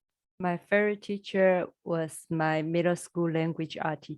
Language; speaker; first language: English; early bilingual, other home language; Chinese